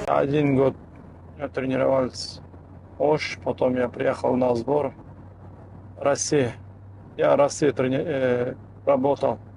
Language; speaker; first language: Russian; non-native, local second language; Kyrgyz